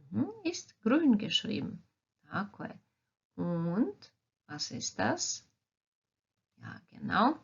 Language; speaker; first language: German; non-native, fluent; Croatian